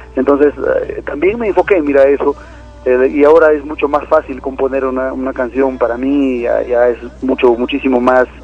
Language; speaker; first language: Spanish; native; Spanish